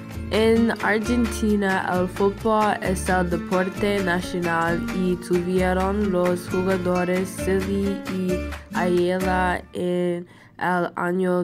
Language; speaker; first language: Spanish; non-native, learner; English